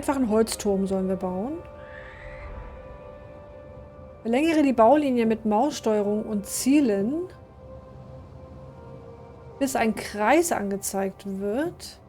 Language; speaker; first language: German; native; German